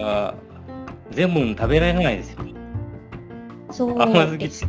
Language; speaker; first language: Japanese; non-native, learner; Malay